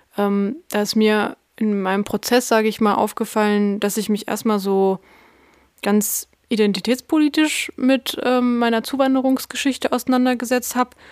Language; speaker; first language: German; early bilingual, other home language; Russian